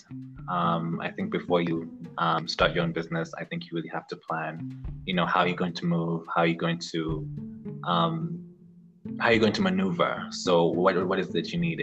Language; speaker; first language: English; non-native, local second language; Ganda